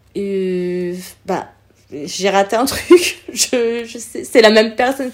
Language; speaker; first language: French; early bilingual, other home language; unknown